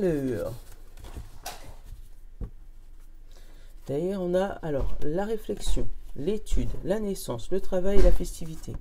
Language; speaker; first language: French; native; French